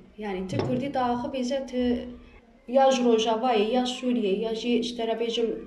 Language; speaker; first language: Kurdish; non-native, local second language; Turkish